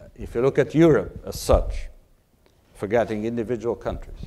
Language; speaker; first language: English; non-native, fluent; Portuguese